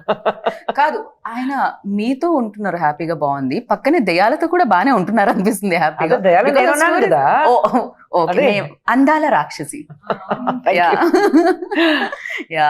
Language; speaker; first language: Telugu; native; Telugu